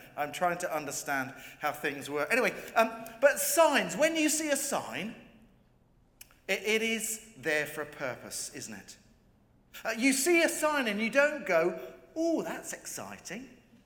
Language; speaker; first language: English; native; English